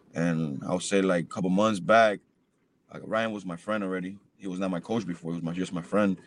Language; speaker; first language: English; early bilingual, other home language; Spanish